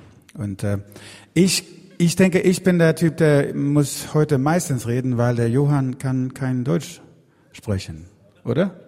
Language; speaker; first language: German; non-native, fluent; Swedish